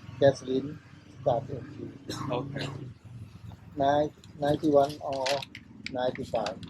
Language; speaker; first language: English; non-native, learner; Thai